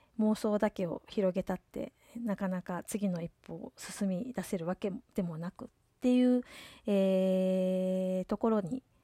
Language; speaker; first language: Japanese; native; Japanese